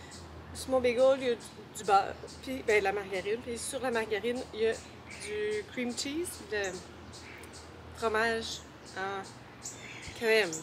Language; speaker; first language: French; native; French